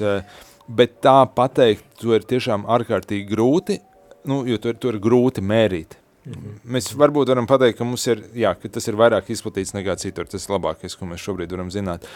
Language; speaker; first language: Latvian; native; Latvian